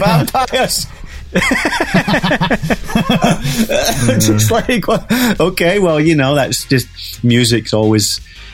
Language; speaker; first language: English; native; English